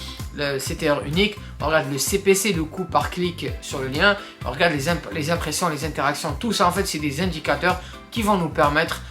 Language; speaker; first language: French; native; French